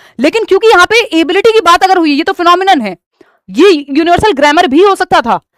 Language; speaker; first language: Hindi; native; Hindi